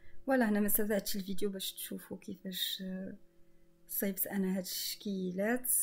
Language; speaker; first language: Arabic; native; Arabic